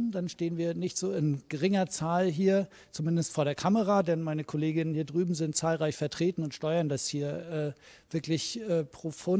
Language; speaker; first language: German; native; German